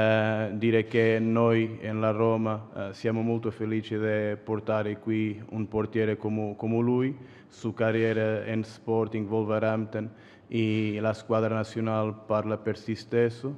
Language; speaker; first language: Italian; non-native, fluent; Portuguese